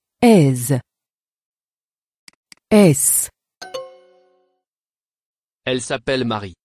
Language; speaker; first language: French; non-native, learner; Vietnamese